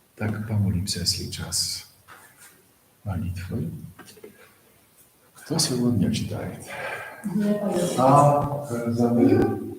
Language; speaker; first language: Russian; non-native, fluent; Polish